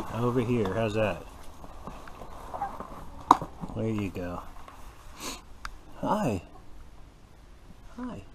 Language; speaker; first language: English; native; English